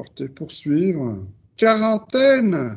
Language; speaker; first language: French; non-native, fluent; Dutch